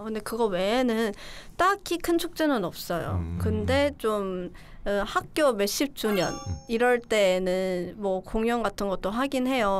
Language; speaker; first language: Korean; non-native, fluent; Chinese